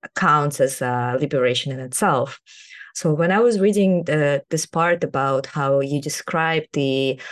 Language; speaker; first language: English; non-native, fluent; Kazakh